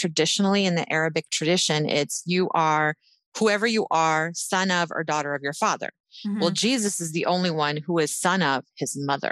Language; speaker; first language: English; native; English